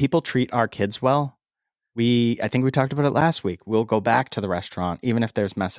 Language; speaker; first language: English; native; English